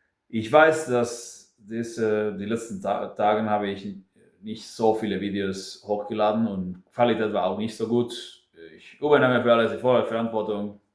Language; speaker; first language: German; non-native, fluent; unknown